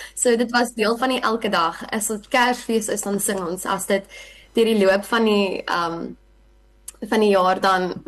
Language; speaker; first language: Afrikaans; native; Afrikaans